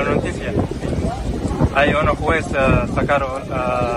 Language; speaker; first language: Spanish; non-native, learner; Arabic